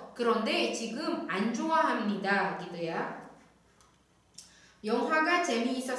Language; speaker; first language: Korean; non-native, fluent; Indonesian